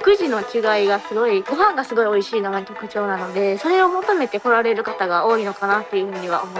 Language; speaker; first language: Japanese; native; Japanese